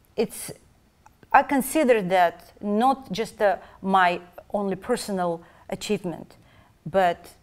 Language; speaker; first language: English; non-native, fluent; Russian